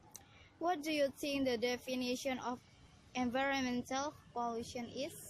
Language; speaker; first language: English; non-native, learner; Indonesian